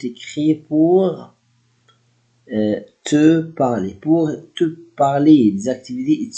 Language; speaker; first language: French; non-native, fluent; Arabic